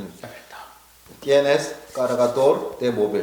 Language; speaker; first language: Spanish; non-native, learner; Korean